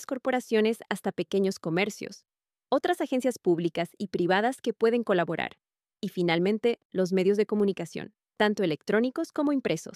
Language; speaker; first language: Spanish; native; Spanish